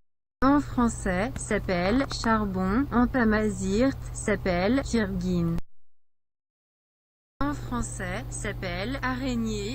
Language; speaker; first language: French; non-native, learner; Berber languages